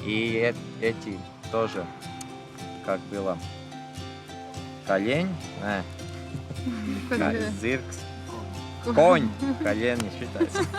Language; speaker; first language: Russian; non-native, learner; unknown